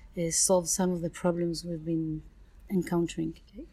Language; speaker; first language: English; non-native, fluent; Hebrew